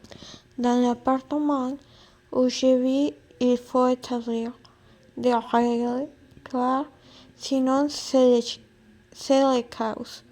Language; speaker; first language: French; non-native, learner; Spanish